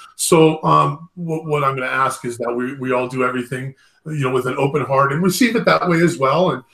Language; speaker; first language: English; native; English